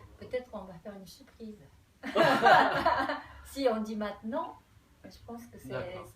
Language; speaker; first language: French; non-native, fluent; Japanese